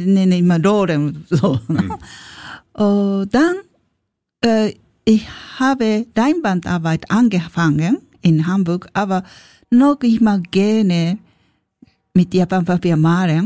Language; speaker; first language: German; non-native, learner; Japanese